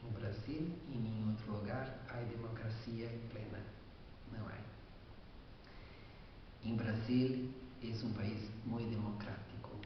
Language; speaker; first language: Spanish; non-native, fluent; Portuguese